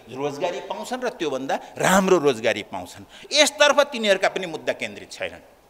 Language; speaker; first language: Nepali; native; Nepali